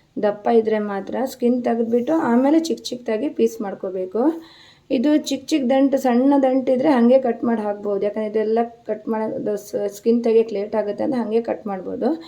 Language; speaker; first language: Kannada; non-native, local second language; Konkani